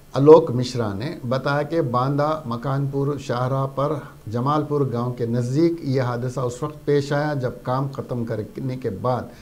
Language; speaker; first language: Urdu; native; Urdu